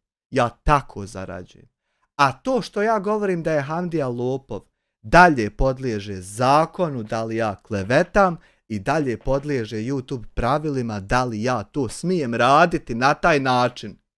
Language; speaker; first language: Bosnian; native; Bosnian